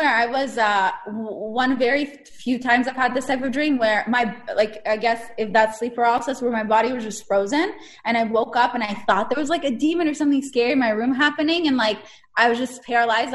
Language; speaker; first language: English; non-native, fluent; Hebrew